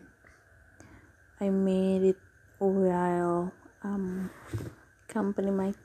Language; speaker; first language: English; non-native, learner; Indonesian